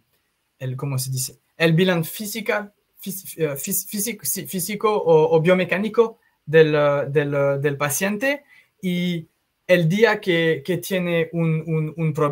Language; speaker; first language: Spanish; non-native, fluent; French